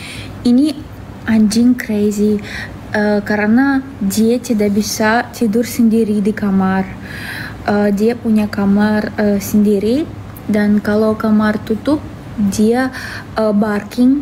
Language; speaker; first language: Indonesian; non-native, fluent; Russian